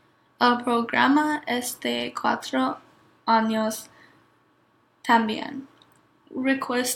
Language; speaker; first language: Spanish; non-native, learner; English